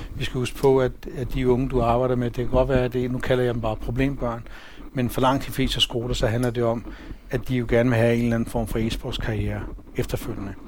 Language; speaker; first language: Danish; early bilingual, other home language; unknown